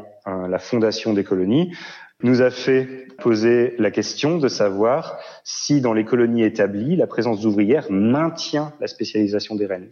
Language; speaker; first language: French; native; French